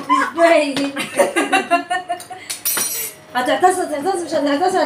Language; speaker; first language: Arabic; native; Arabic